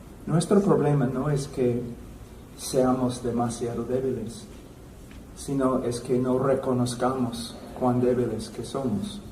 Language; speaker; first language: Spanish; non-native, fluent; English